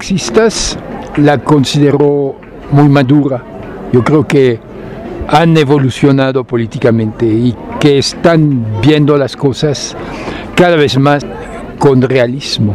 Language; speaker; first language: Spanish; non-native, fluent; French